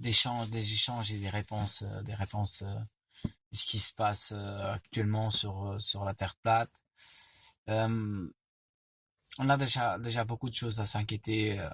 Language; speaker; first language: French; non-native, fluent; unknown